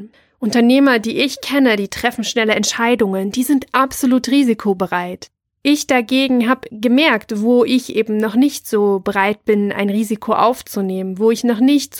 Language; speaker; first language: German; native; German